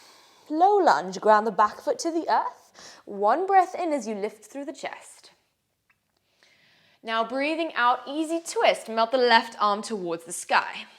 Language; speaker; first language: English; native; English